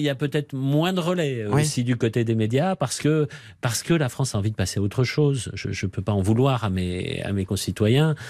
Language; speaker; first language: French; native; French